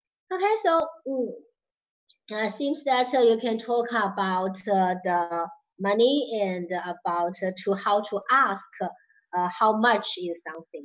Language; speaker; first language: English; non-native, fluent; Chinese